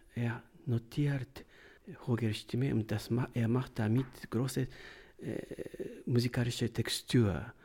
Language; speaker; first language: German; non-native, learner; Japanese